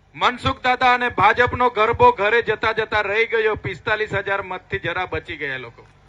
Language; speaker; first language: Gujarati; non-native, local second language; Vasavi